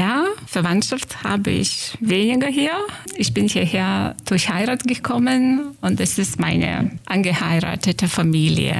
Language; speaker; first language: German; non-native, fluent; Lithuanian